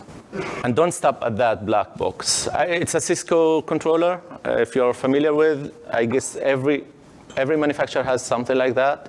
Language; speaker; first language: English; non-native, fluent; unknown